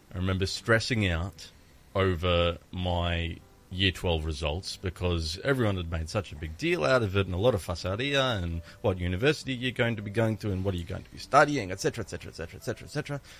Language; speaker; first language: English; early bilingual, other home language; Greek